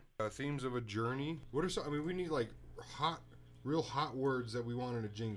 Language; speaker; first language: English; native; English